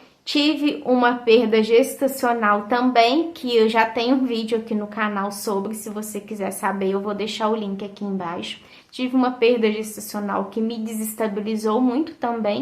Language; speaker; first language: Portuguese; native; Portuguese